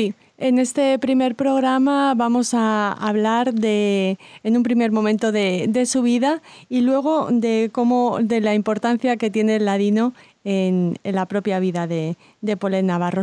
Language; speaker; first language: Spanish; native; Spanish